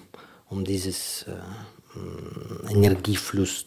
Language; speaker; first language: German; non-native, fluent; Ukrainian